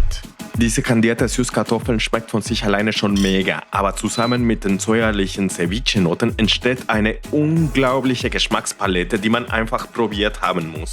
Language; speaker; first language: German; non-native, fluent; Spanish